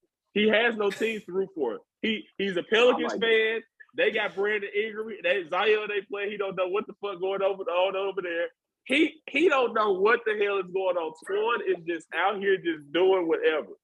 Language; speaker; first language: English; native; English